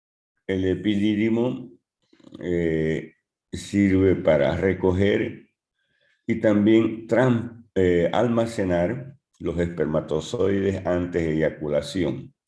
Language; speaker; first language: Spanish; native; Spanish